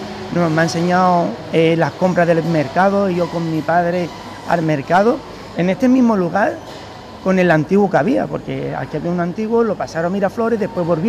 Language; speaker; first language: Spanish; native; Spanish